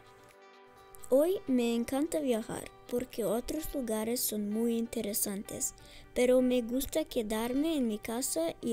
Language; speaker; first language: Spanish; non-native, learner; English